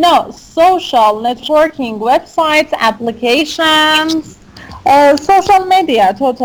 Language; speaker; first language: English; non-native, fluent; Persian